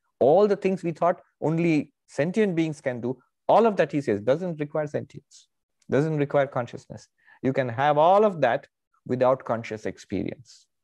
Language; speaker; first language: English; non-native, local second language; Bangla